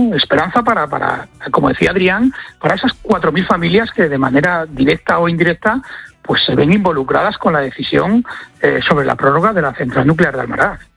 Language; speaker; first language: Spanish; native; Spanish